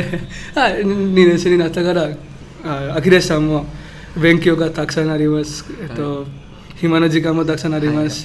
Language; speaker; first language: Japanese; non-native, learner; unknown